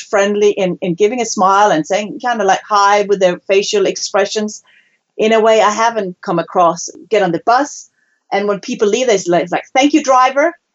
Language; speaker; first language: English; non-native, fluent; Danish